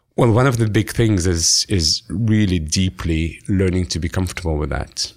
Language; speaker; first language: English; non-native, fluent; Russian